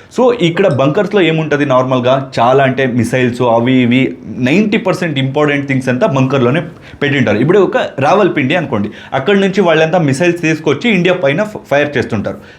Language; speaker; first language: Telugu; non-native, local second language; Kannada